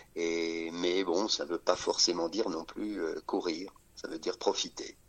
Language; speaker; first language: French; native; French